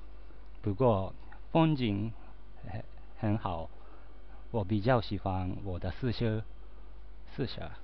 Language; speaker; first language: Chinese; non-native, learner; Japanese